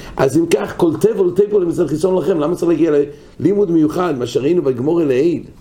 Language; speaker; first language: Hebrew; non-native, fluent; English